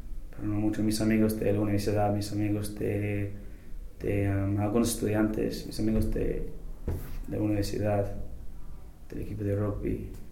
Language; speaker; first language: Spanish; non-native, fluent; English